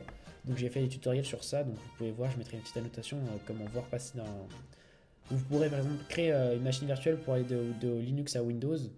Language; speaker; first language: French; native; French